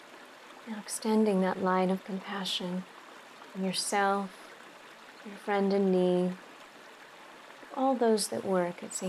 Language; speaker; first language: English; native; English